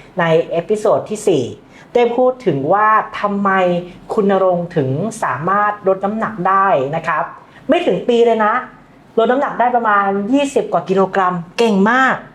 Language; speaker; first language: Thai; native; Thai